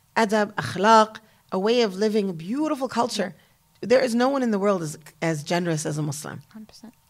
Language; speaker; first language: English; native; English